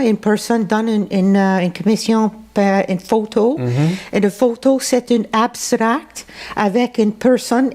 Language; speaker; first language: French; non-native, local second language; English